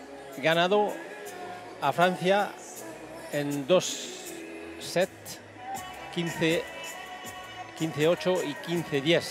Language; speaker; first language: Spanish; non-native, fluent; French